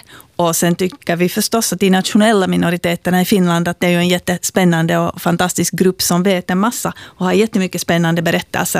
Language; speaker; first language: Swedish; native; Swedish